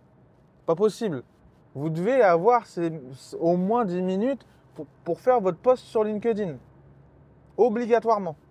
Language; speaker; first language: French; native; French